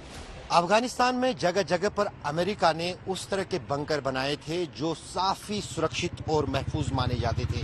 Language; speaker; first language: Hindi; native; Hindi